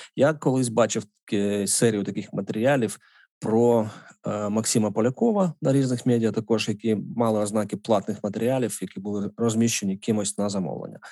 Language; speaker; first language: Ukrainian; native; Ukrainian